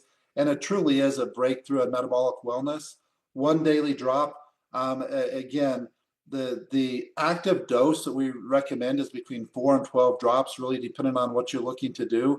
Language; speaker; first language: English; native; English